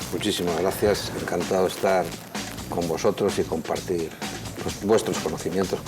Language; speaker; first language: Spanish; native; Spanish